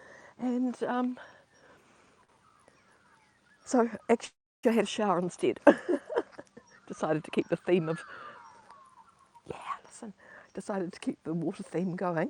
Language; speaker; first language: English; native; English